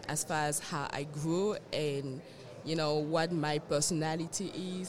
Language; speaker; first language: English; non-native, local second language; French